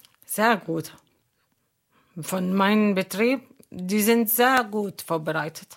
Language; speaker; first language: German; non-native, learner; Arabic